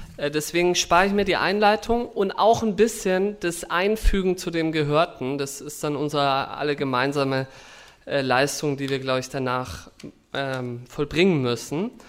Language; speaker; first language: German; native; German